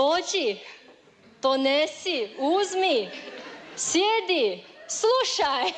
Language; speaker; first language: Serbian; non-native, learner; Chinese